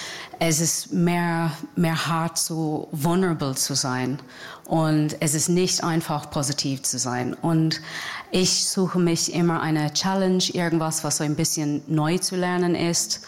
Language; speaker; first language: German; non-native, learner; English